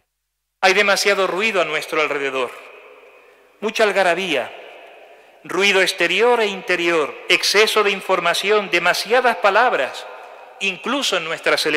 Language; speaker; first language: Spanish; native; Spanish